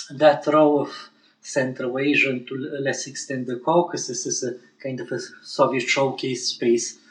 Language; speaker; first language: English; non-native, fluent; Bulgarian